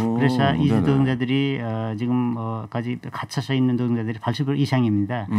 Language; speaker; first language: Korean; non-native, fluent; Nepali